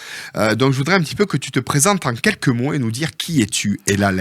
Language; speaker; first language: French; native; French